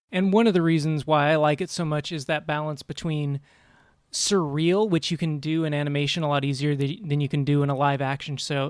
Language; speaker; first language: English; native; English